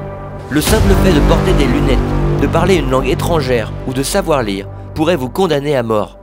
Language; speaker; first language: French; native; French